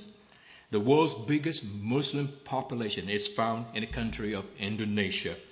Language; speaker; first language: English; non-native, local second language; Min Nan Chinese